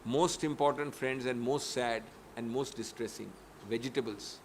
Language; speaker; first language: English; non-native, local second language; Hindi